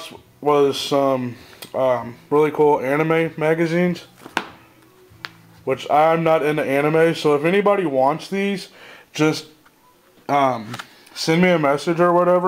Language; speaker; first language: English; native; English